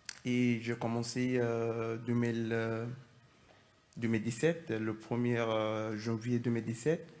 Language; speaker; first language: French; non-native, fluent; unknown